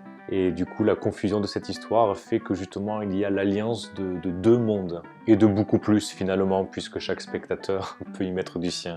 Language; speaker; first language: French; native; French